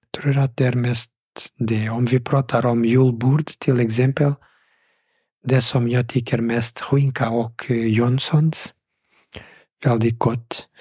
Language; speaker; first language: Swedish; non-native, fluent; Portuguese